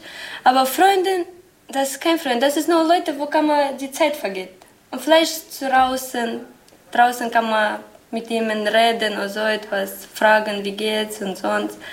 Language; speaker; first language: German; non-native, learner; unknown